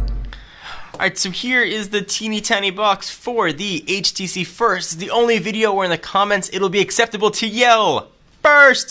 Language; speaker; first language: English; native; English